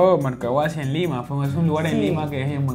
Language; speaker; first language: Spanish; native; Spanish